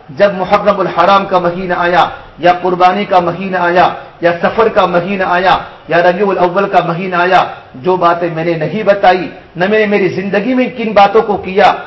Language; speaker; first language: Urdu; non-native, local second language; Gujarati